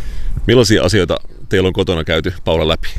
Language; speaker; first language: Finnish; native; Finnish